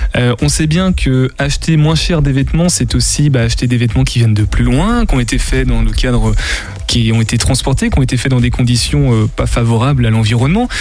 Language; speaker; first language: French; native; French